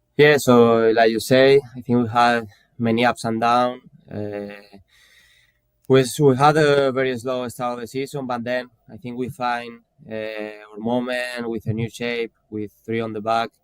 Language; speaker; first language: English; non-native, fluent; Spanish